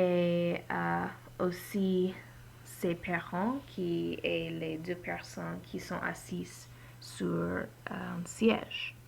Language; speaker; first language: French; non-native, learner; English